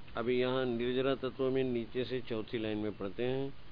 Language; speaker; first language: Hindi; non-native, local second language; Gujarati